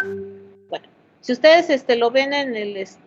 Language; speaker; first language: Spanish; native; Spanish